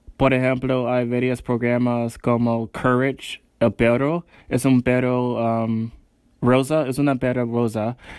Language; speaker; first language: Spanish; non-native, learner; English